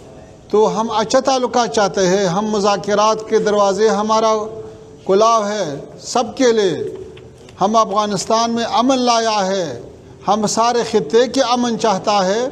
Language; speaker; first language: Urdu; non-native, fluent; Pashto